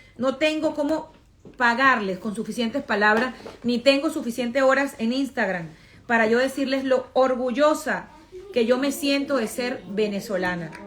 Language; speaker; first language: Spanish; native; Spanish